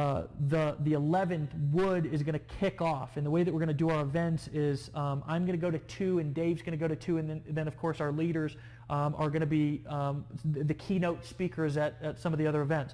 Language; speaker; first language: English; native; English